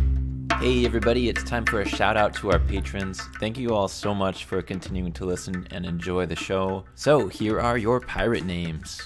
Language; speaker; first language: English; native; English